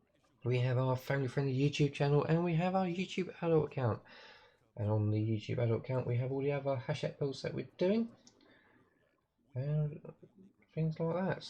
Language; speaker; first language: English; native; English